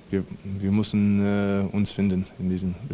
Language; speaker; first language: German; non-native, fluent; English